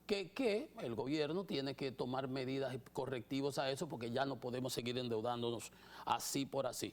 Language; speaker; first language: Spanish; native; Spanish